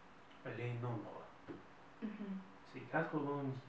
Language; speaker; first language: French; non-native, fluent; Russian